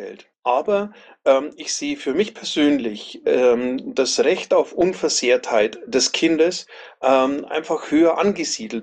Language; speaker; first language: German; native; German